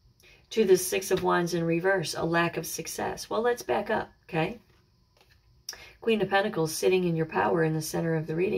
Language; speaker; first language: English; native; English